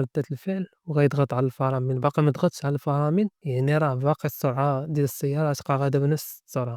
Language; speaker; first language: Arabic; native; Arabic